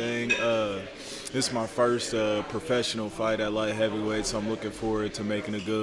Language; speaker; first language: English; native; English